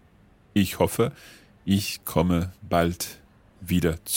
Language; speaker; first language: German; non-native, learner; English